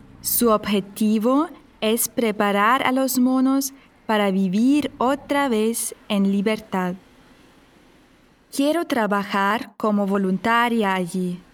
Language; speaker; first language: Spanish; non-native, fluent; German